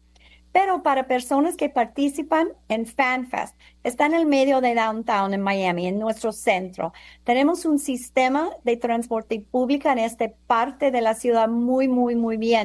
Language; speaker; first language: Spanish; non-native, fluent; English